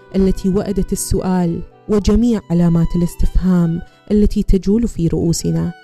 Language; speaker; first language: Arabic; early bilingual, other home language; German